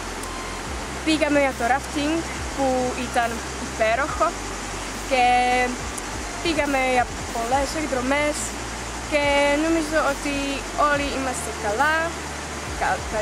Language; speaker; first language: Greek; non-native, fluent; Czech